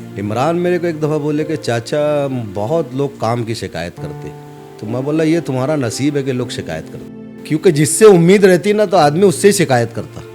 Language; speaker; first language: Hindi; non-native, local second language; Urdu